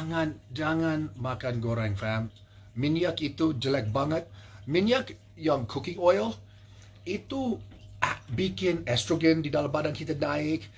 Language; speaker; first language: Indonesian; non-native, learner; English